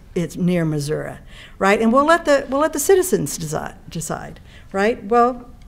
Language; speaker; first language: English; native; English